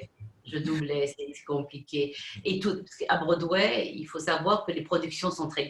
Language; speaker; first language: French; non-native, fluent; Spanish